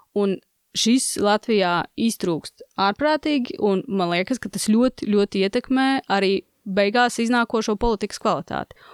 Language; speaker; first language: Latvian; non-native, local second language; Russian